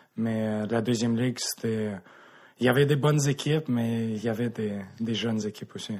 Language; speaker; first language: French; early bilingual, other home language; Russian